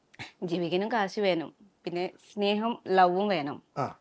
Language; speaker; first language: Malayalam; non-native, learner; Nepali